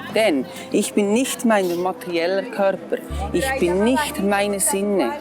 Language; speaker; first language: German; non-native, fluent; English